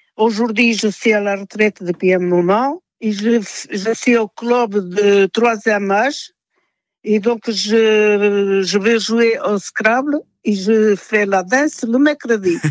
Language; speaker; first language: French; non-native, fluent; Portuguese